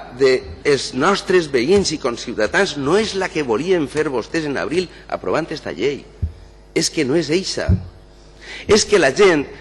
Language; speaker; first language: Catalan; non-native, local second language; Spanish